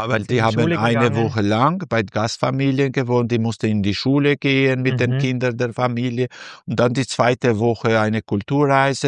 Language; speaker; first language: German; non-native, fluent; Albanian